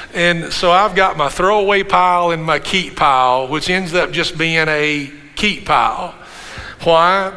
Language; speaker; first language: English; native; English